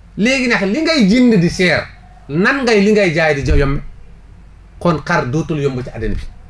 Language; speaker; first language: Wolof; non-native, local second language; Fula